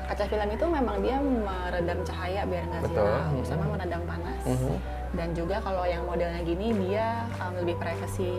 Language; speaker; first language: Indonesian; native; Indonesian